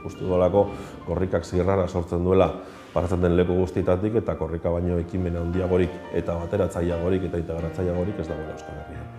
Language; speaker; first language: Basque; native; Basque